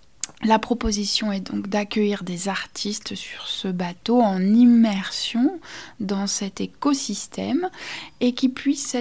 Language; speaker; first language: French; native; French